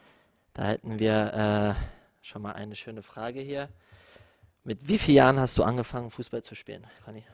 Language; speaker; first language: German; native; German